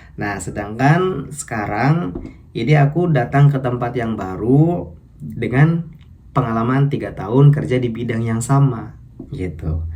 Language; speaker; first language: Indonesian; native; Indonesian